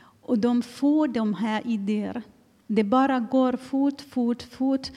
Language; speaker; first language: Swedish; non-native, fluent; Finnish